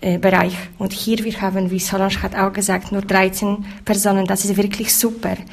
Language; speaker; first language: German; non-native, learner; Polish